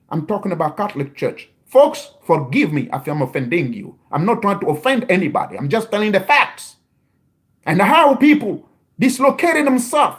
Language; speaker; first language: English; non-native, fluent; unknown